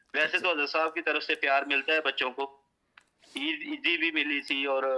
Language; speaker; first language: Urdu; non-native, local second language; Punjabi